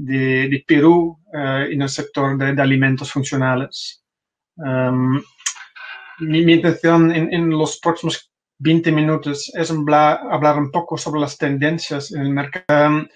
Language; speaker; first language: Spanish; non-native, fluent; Dutch